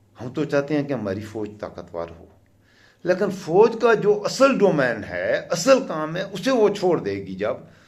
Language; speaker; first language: Urdu; non-native, local second language; Pashto